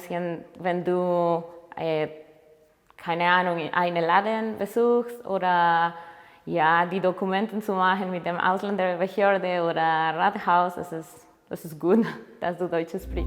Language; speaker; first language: German; non-native, learner; Spanish